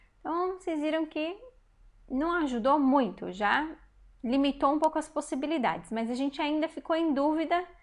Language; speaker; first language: Portuguese; native; Portuguese